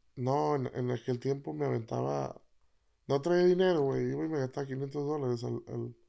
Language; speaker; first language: Spanish; native; Spanish